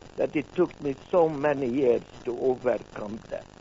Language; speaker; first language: English; non-native, fluent; Hungarian